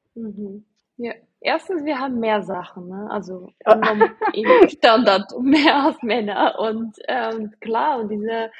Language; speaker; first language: German; non-native, fluent; Portuguese